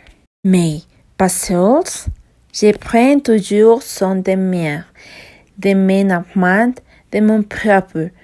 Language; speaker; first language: French; non-native, learner; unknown